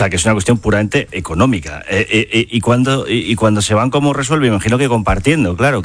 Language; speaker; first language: Spanish; native; Spanish